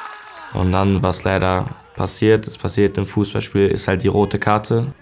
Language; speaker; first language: German; native; German